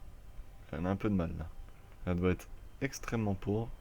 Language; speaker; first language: French; native; French